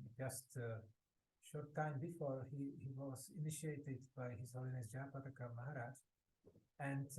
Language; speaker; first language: English; non-native, fluent; Czech